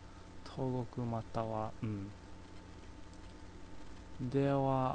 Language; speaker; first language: Japanese; non-native, fluent; English